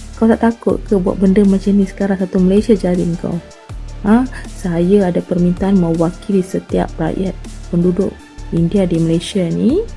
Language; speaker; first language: Malay; non-native, local second language; Tamil